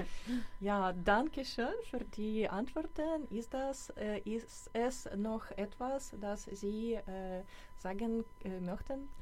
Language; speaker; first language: German; non-native, learner; Ukrainian